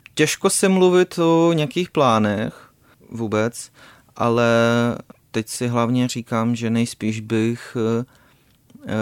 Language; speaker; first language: Czech; non-native, fluent; Ukrainian